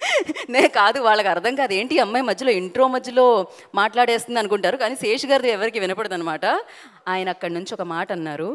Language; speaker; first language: Telugu; native; Telugu